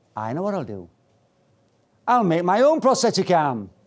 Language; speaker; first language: English; native; English